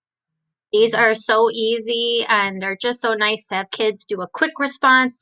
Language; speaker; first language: English; native; English